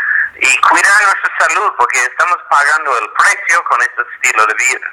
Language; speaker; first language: Spanish; non-native, fluent; English